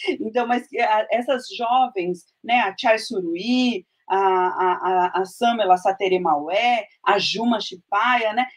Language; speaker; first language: Portuguese; native; Portuguese